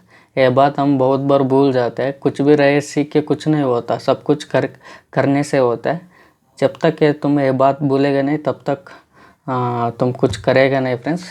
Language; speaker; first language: Hindi; non-native, local second language; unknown